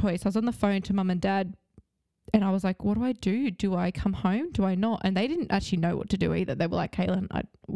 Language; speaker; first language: English; native; English